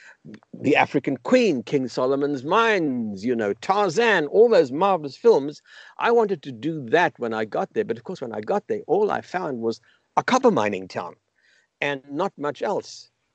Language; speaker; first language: English; native; English